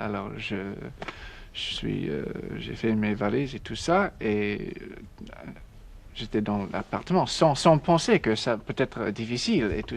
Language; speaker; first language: French; non-native, learner; English